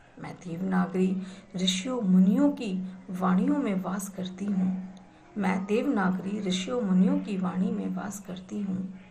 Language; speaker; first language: Hindi; native; Hindi